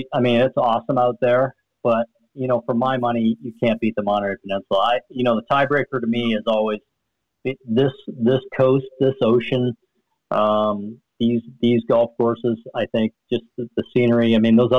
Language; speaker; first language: English; native; English